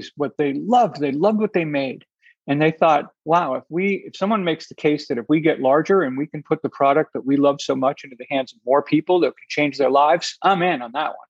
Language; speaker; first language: English; native; English